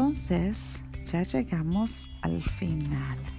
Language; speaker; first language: Spanish; early bilingual, heritage; Spanish